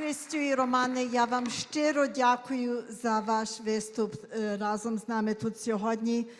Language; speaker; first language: Ukrainian; early bilingual, heritage; Ukrainian